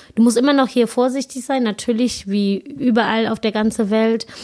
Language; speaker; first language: German; non-native, fluent; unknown